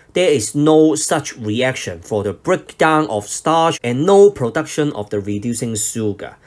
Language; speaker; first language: English; non-native, local second language; Cantonese